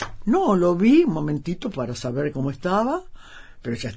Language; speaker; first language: Spanish; native; Spanish